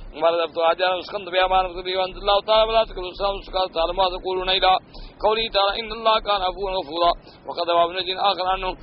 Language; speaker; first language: Urdu; native; Urdu